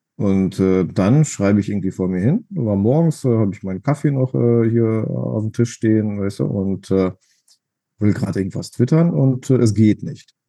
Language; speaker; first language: German; non-native, fluent; Russian